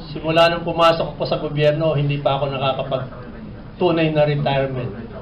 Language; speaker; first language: Filipino; native; Filipino